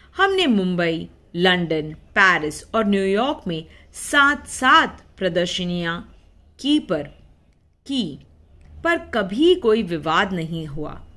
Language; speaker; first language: Hindi; non-native, local second language; Marathi